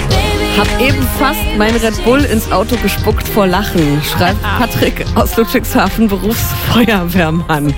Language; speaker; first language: German; native; German